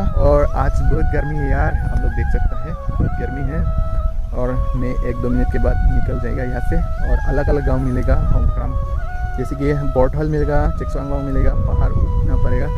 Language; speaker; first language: Hindi; non-native, local second language; Karbi